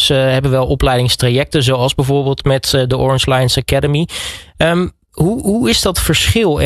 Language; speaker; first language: Dutch; native; Dutch